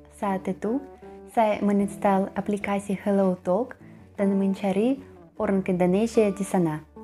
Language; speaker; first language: Indonesian; non-native, learner; Russian